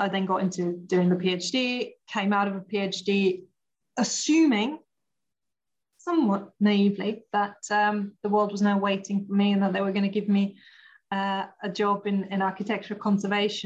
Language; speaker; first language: English; non-native, fluent; German